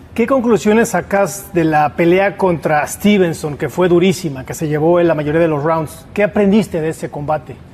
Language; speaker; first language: Spanish; native; Spanish